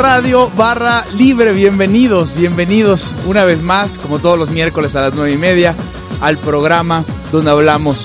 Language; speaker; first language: Spanish; native; Spanish